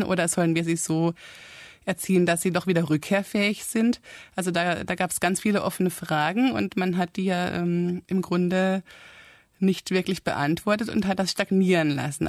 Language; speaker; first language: German; native; German